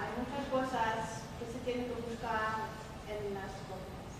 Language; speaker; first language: Spanish; non-native, fluent; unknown